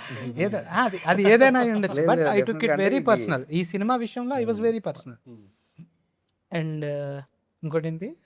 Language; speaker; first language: Telugu; native; Telugu